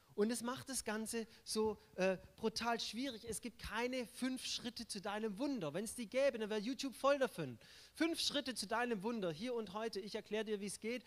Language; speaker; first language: German; native; German